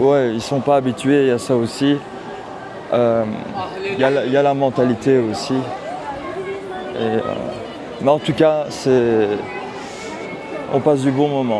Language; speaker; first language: French; early bilingual, heritage; Turkish